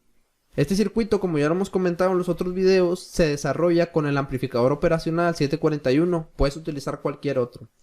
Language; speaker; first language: Spanish; native; Spanish